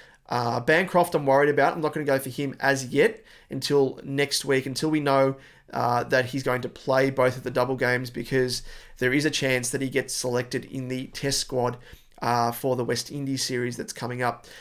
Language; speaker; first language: English; native; English